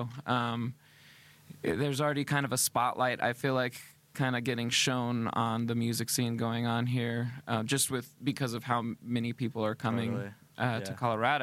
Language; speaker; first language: English; native; English